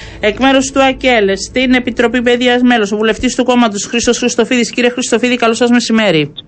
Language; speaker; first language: Greek; native; Greek